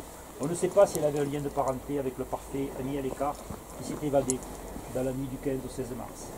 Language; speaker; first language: French; native; French